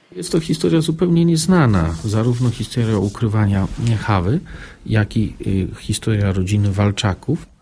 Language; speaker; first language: Polish; native; Polish